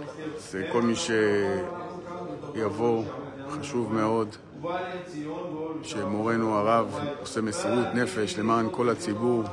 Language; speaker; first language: Hebrew; native; Hebrew